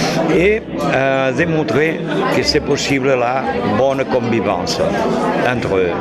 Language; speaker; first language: French; non-native, fluent; Catalan